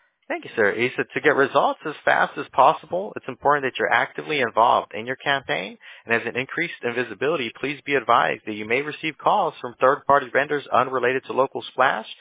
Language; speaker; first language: English; early bilingual, other home language; Spanish